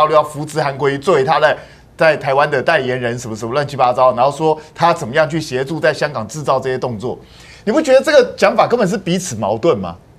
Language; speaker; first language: Chinese; native; Chinese